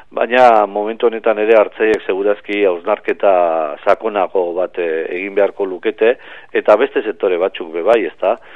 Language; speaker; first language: Basque; native; Basque